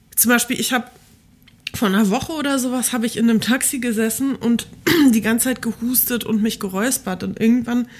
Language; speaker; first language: German; early bilingual, other home language; Polish